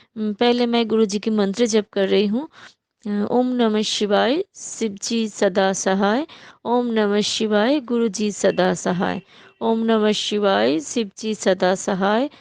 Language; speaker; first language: Hindi; non-native, local second language; Bangla